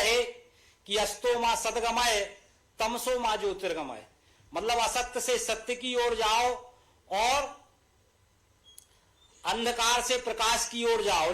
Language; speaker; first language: Hindi; native; Hindi